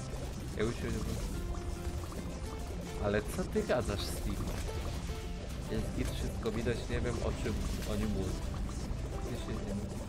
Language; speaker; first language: Polish; native; Polish